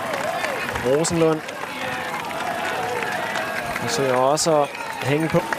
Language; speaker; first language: Danish; native; Danish